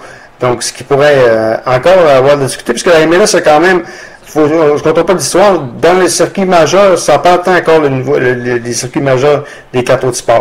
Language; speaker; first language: French; native; French